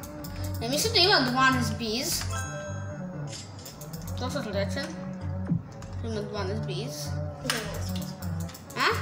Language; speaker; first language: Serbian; early bilingual, heritage; Serbian